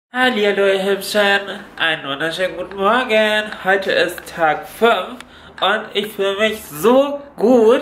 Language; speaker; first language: German; native; German